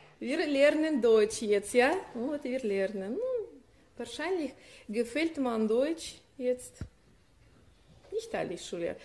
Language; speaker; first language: German; non-native, learner; Russian